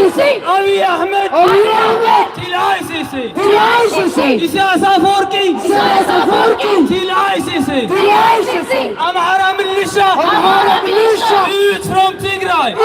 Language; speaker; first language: Swedish; early bilingual, other home language; Tigrinya